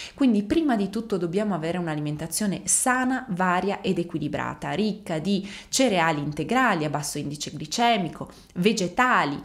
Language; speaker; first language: Italian; native; Italian